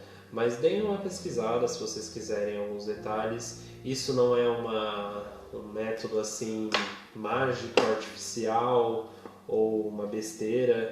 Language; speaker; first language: Portuguese; native; Portuguese